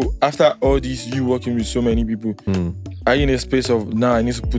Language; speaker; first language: English; non-native, local second language; Yoruba